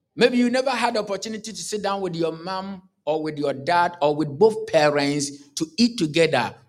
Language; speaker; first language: English; non-native, local second language; Akan